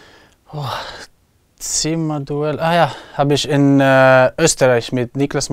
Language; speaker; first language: German; non-native, learner; Italian